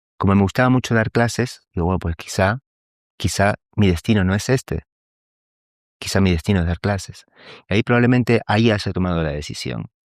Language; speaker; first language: Spanish; native; Spanish